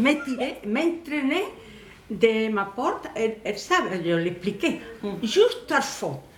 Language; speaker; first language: French; non-native, learner; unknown